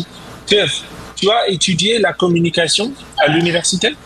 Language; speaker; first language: French; non-native, fluent; English